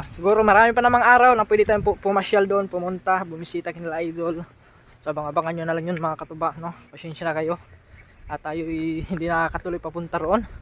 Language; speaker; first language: Filipino; non-native, local second language; Cebuano